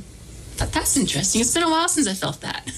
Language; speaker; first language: English; native; English